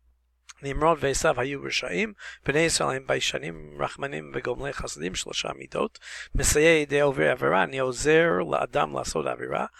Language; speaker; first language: Hebrew; non-native, fluent; English